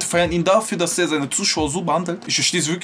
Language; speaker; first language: German; native; German